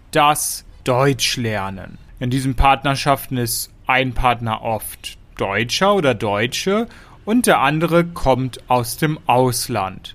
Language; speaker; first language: German; native; German